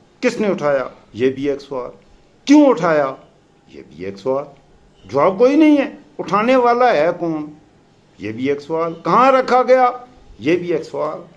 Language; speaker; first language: Urdu; non-native, local second language; Pashto